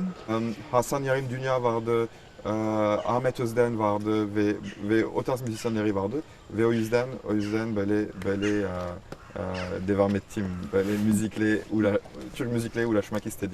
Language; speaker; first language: Turkish; non-native, fluent; French